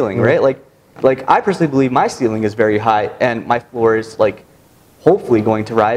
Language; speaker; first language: English; native; English